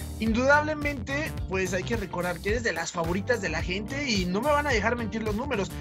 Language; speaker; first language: Spanish; native; Spanish